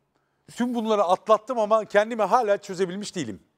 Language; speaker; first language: Turkish; native; Turkish